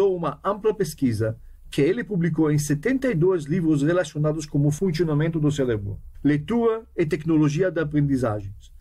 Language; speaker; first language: Portuguese; non-native, fluent; Hebrew